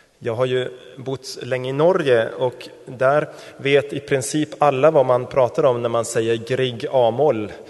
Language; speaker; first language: Swedish; native; Swedish